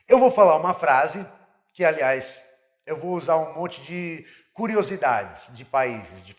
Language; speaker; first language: Portuguese; non-native, fluent; English